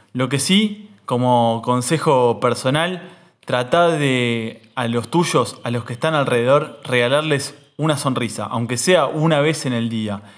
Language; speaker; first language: Spanish; native; Spanish